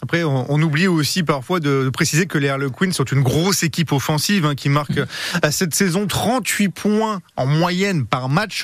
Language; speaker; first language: French; native; French